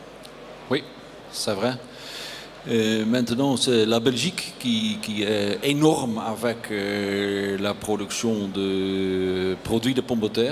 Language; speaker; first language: French; non-native, learner; Dutch